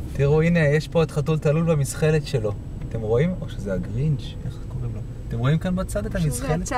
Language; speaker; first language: Hebrew; native; Hebrew